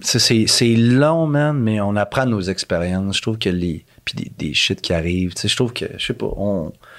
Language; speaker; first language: French; native; French